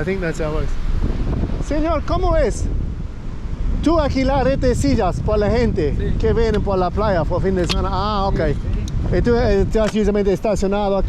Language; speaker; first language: Spanish; non-native, learner; English